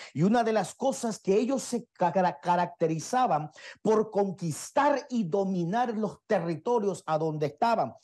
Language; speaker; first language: Spanish; native; Spanish